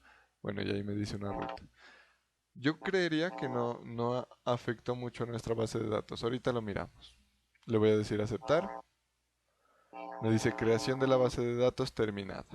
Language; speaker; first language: Spanish; native; Spanish